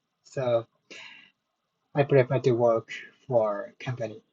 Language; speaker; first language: English; non-native, learner; Japanese